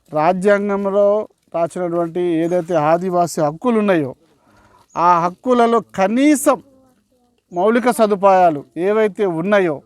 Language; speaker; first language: Telugu; non-native, local second language; Koya